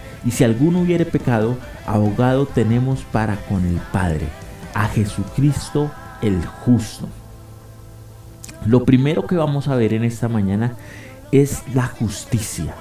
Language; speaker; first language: Spanish; native; Spanish